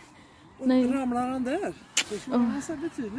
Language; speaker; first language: Swedish; native; Swedish